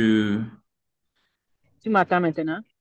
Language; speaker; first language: French; non-native, learner; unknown